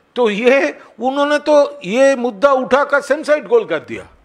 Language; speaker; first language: Hindi; non-native, local second language; Bangla